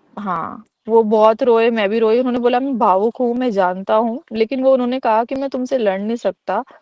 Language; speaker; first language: Hindi; native; Hindi